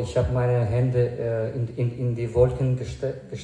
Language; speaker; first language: German; non-native, fluent; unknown